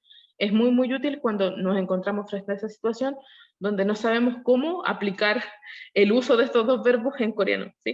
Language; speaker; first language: Spanish; non-native, learner; Korean